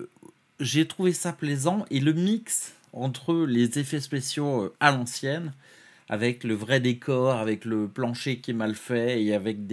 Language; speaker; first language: French; native; French